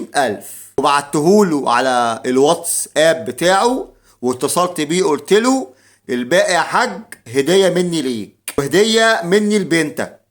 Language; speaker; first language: Arabic; native; Arabic